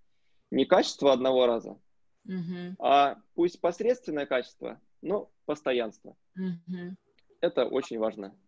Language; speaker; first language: Russian; native; Russian